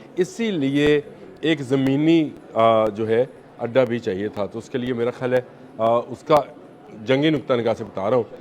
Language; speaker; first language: Urdu; native; Urdu